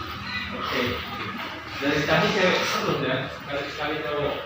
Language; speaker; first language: Indonesian; native; Indonesian